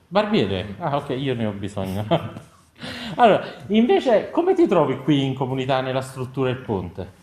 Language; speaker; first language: Italian; native; Italian